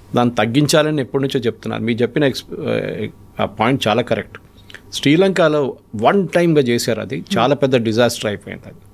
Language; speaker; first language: Telugu; non-native, fluent; Malayalam